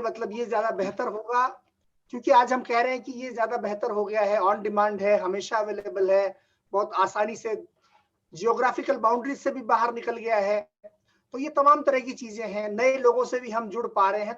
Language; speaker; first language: Hindi; native; Hindi